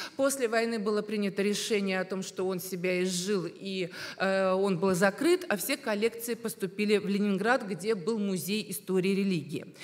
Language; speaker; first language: Russian; native; Russian